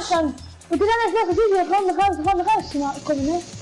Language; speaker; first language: German; non-native, local second language; Luxembourgish